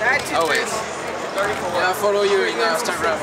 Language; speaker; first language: English; non-native, learner; French